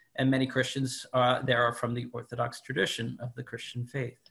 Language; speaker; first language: English; native; English